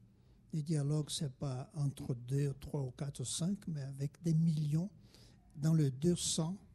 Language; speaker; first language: French; non-native, fluent; Portuguese